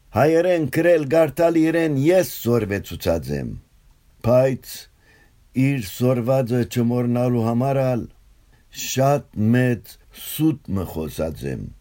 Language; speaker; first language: Armenian; early bilingual, heritage; Armenian